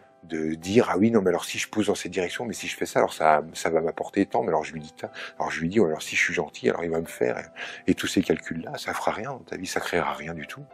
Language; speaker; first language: French; native; French